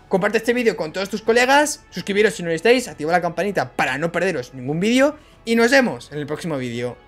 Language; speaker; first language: Spanish; native; Spanish